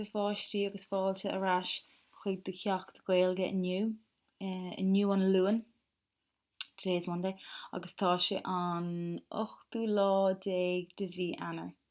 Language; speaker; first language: Irish; non-native, local second language; English